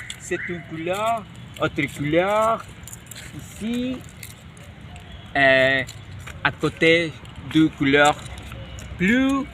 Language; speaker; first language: French; non-native, learner; Spanish